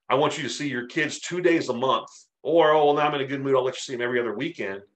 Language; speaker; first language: English; native; English